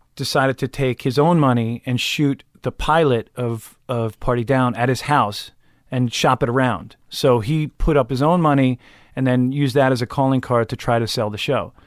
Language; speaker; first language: English; native; English